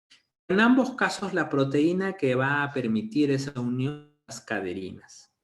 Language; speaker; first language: Spanish; native; Spanish